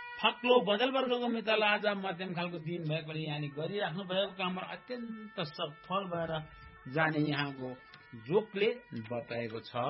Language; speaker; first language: Nepali; non-native, local second language; Eastern Tamang